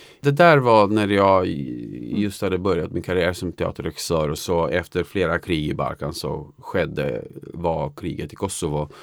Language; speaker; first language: Swedish; non-native, fluent; Albanian